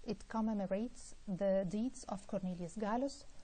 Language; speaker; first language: English; non-native, fluent; Arabic